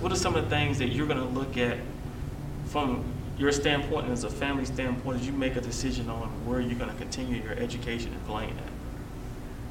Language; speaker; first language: English; native; English